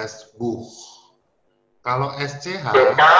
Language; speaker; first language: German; non-native, fluent; Indonesian